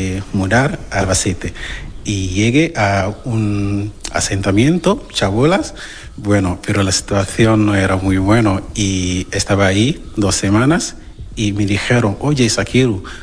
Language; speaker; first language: Spanish; non-native, learner; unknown